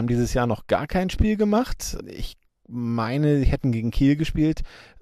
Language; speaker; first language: German; native; German